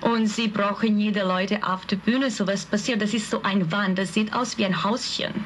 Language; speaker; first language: German; non-native, fluent; Hungarian